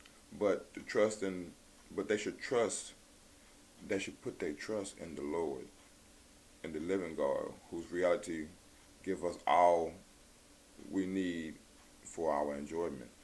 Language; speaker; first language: English; native; English